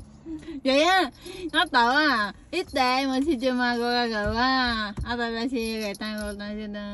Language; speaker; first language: Japanese; non-native, learner; Vietnamese